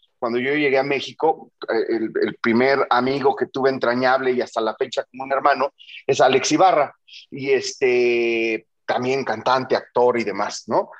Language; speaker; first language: Spanish; native; Spanish